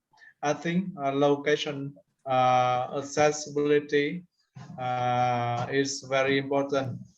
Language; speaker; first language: English; non-native, learner; Vietnamese